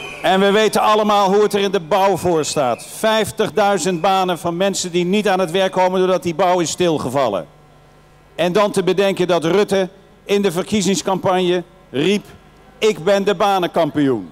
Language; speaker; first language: Dutch; native; Dutch